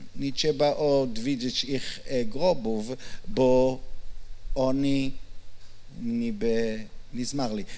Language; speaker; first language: Polish; non-native, learner; Hebrew